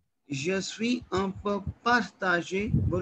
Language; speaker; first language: French; non-native, learner; Hindi